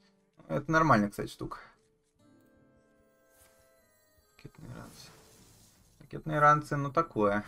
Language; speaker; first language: Russian; native; Russian